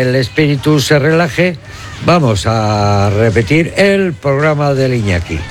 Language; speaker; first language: Spanish; native; Spanish